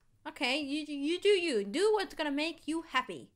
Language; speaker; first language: English; native; English